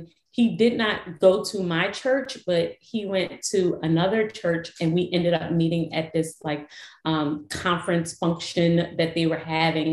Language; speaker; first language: English; native; English